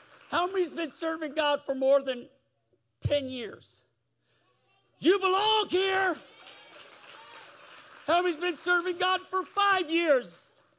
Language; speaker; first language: English; native; English